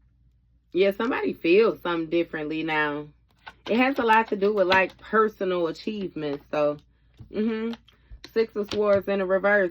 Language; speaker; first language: English; native; English